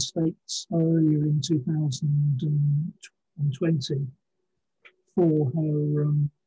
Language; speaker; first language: English; native; English